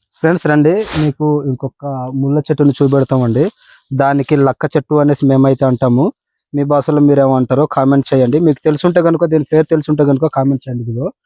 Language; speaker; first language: Telugu; non-native, local second language; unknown